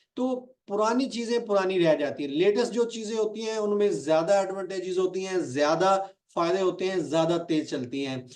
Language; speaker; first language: Urdu; non-native, local second language; Punjabi